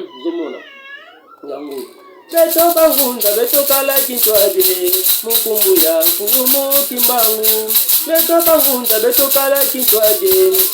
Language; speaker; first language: Lingala; non-native, local second language; Kongo